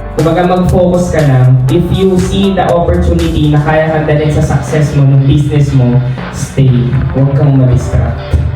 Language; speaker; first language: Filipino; non-native, local second language; Bikol